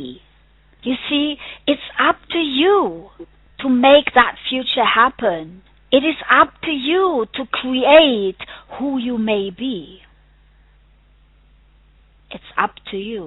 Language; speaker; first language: English; non-native, fluent; German